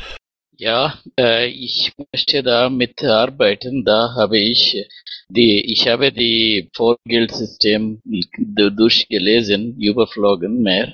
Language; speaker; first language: German; non-native, learner; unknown